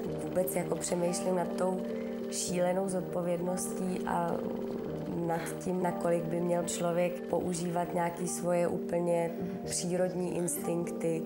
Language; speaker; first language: Czech; native; Czech